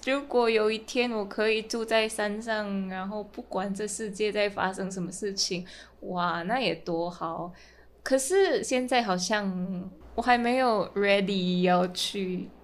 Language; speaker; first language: Chinese; non-native, fluent; Min Nan Chinese